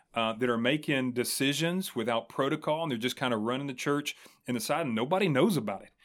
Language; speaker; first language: English; native; English